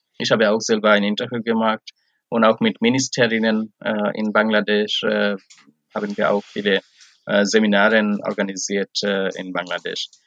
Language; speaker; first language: German; non-native, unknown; Bangla